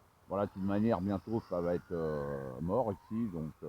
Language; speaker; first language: French; native; French